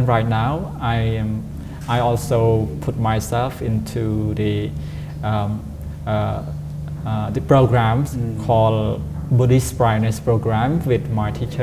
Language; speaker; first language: English; non-native, fluent; Khmer